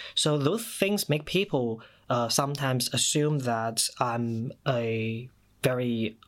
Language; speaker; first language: English; non-native, fluent; Chinese